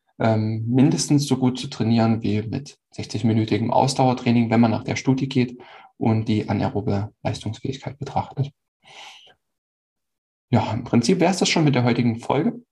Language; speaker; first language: German; native; German